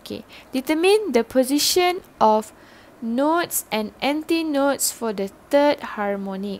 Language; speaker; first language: English; non-native, local second language; Malay